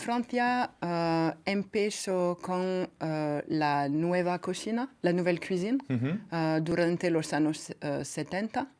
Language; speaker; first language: Spanish; non-native, fluent; French